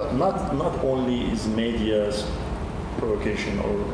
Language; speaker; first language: English; non-native, learner; Turkish